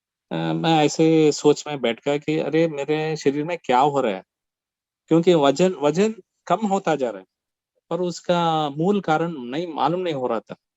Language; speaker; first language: Hindi; non-native, local second language; Kannada